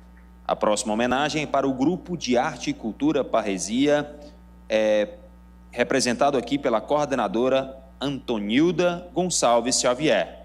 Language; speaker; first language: Portuguese; native; Portuguese